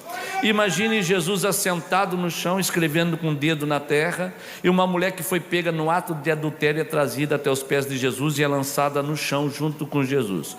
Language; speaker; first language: Portuguese; native; Portuguese